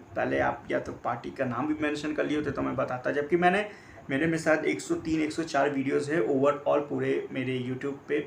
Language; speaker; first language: Hindi; native; Hindi